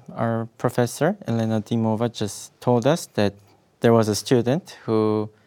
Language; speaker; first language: English; non-native, fluent; Korean